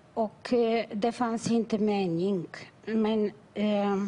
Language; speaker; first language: Swedish; non-native, fluent; Bulgarian